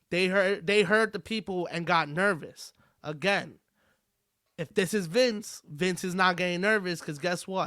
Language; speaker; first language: English; native; English